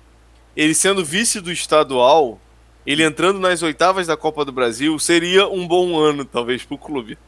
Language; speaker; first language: Portuguese; native; Portuguese